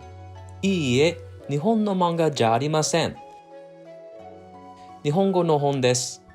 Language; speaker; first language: Japanese; non-native, learner; English